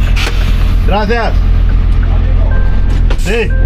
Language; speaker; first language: Spanish; non-native, learner; English